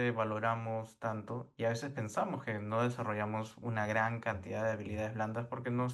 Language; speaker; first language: Spanish; native; Spanish